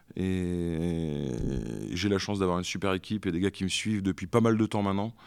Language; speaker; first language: French; native; French